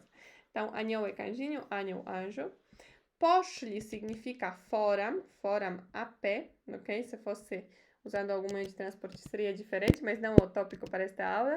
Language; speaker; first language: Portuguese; non-native, fluent; Polish